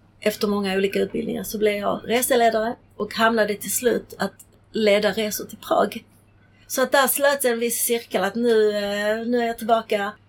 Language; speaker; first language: Swedish; early bilingual, other home language; Czech